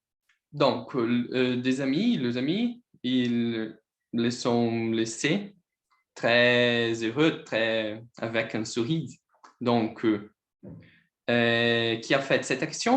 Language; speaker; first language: French; non-native, learner; Portuguese